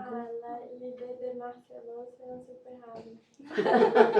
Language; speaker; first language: French; non-native, learner; Portuguese